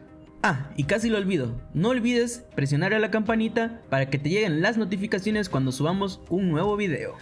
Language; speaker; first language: Spanish; native; Spanish